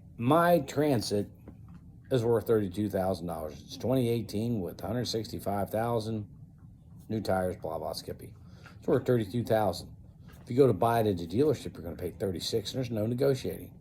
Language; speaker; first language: English; native; English